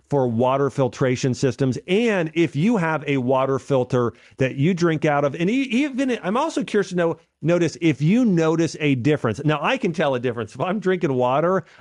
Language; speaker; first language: English; native; English